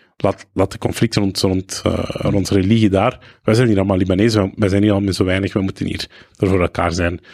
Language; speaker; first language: Dutch; early bilingual, other home language; Arabic